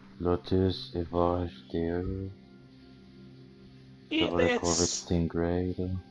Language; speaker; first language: French; native; French